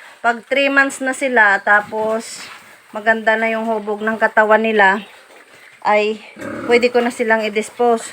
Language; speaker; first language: Filipino; non-native, local second language; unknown